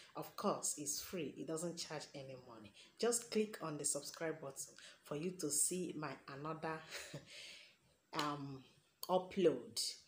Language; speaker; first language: English; non-native, local second language; Igbo